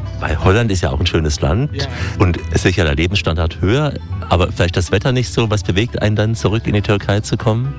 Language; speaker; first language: German; native; German